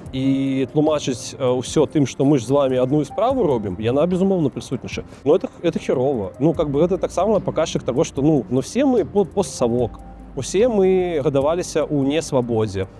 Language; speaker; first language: Belarusian; non-native, local second language; Russian